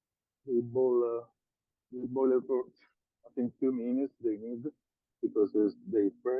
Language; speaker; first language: English; non-native, learner; Italian